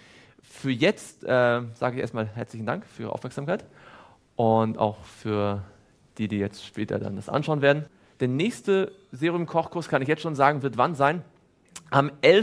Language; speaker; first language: German; native; German